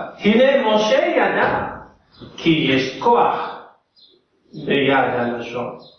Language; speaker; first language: Hebrew; non-native, learner; English